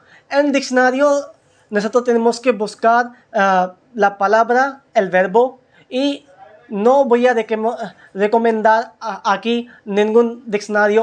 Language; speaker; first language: Spanish; non-native, learner; Hindi